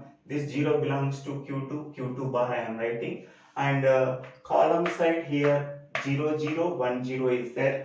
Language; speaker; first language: English; non-native, local second language; Telugu